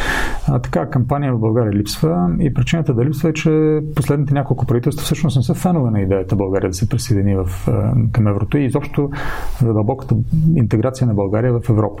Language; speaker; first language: Bulgarian; native; Bulgarian